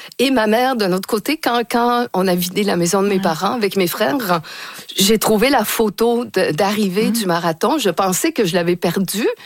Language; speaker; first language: French; native; French